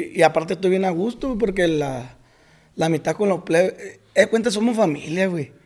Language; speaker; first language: Spanish; native; Spanish